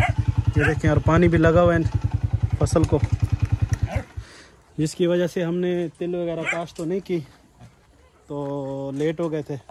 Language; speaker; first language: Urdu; non-native, local second language; Saraiki